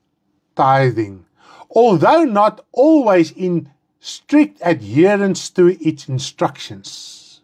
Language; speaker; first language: English; non-native, local second language; Afrikaans